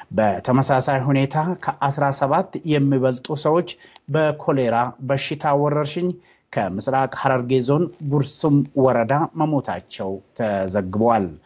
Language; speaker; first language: Amharic; non-native, local second language; Oromo